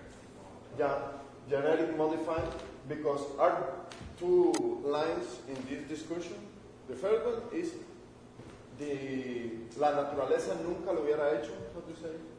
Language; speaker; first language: English; non-native, learner; Spanish